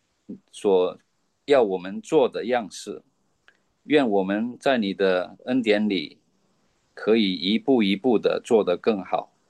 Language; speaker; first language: Chinese; native; Chinese